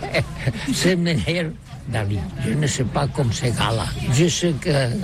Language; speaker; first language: French; non-native, learner; Catalan